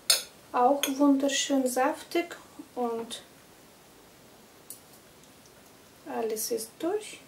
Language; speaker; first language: German; non-native, fluent; Russian